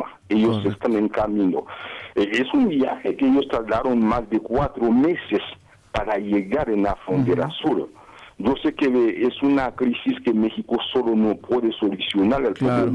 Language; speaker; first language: Spanish; non-native, fluent; Haitian Creole